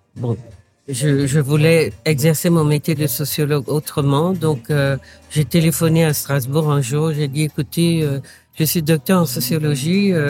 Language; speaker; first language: French; native; French